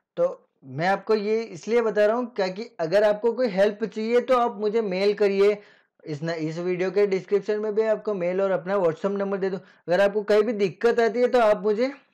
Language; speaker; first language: Hindi; native; Hindi